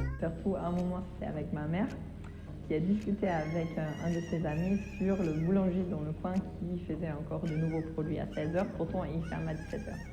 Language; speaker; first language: French; non-native, fluent; German